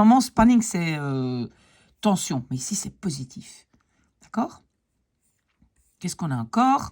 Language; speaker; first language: French; native; French